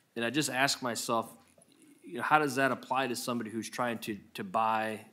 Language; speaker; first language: English; native; English